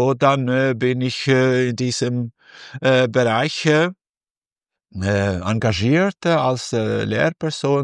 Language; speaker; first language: German; non-native, fluent; Albanian